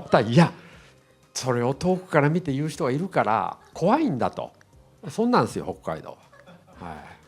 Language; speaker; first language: Japanese; native; Japanese